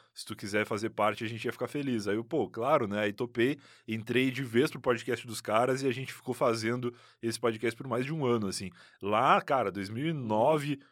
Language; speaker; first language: Portuguese; native; Portuguese